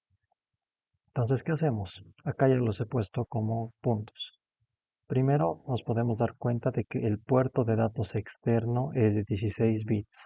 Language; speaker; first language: Spanish; native; Spanish